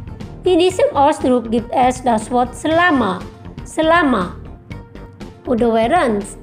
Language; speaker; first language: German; non-native, fluent; Indonesian